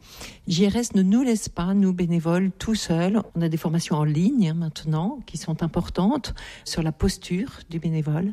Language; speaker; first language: French; native; French